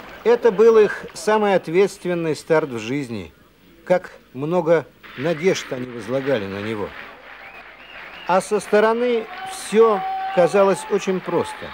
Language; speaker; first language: Russian; native; Russian